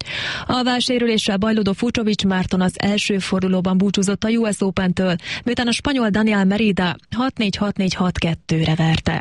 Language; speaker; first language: Hungarian; native; Hungarian